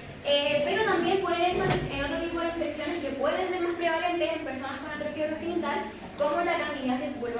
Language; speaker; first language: Spanish; native; Spanish